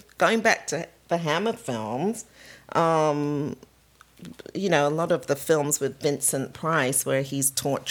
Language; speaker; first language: English; native; English